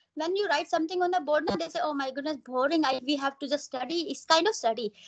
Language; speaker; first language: English; non-native, local second language; Hindi